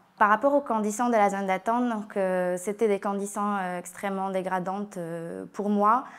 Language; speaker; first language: French; non-native, local second language; Arabic